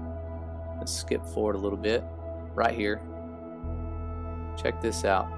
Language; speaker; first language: English; native; English